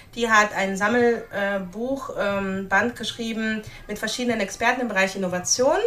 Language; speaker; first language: German; early bilingual, other home language; Russian